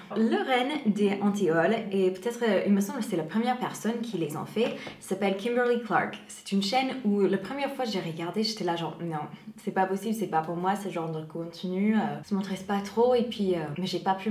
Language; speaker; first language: French; non-native, fluent; English